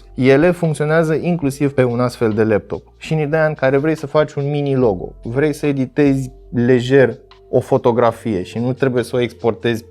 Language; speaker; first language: Romanian; native; Romanian